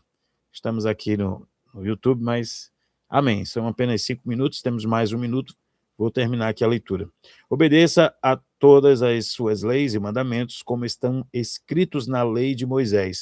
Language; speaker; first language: Portuguese; native; Portuguese